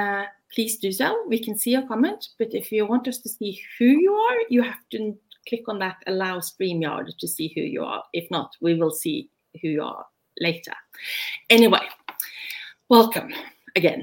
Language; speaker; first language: English; non-native, fluent; Norwegian